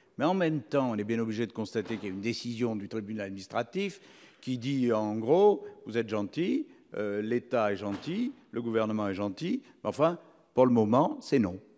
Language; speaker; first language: French; native; French